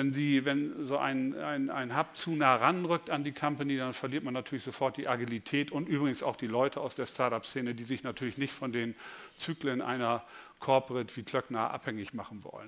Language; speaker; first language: German; native; German